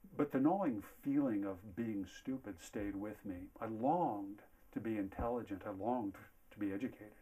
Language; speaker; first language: English; native; English